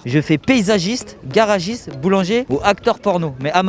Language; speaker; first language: French; native; French